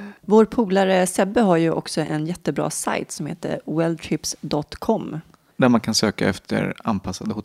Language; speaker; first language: Swedish; native; Swedish